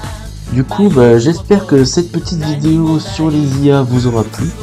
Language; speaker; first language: French; native; French